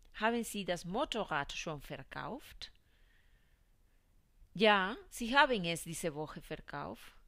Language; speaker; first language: German; non-native, fluent; Spanish